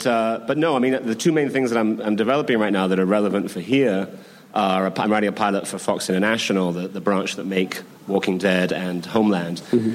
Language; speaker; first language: English; native; English